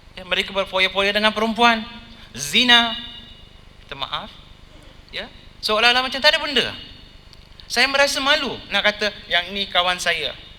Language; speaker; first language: Malay; non-native, local second language; Tamil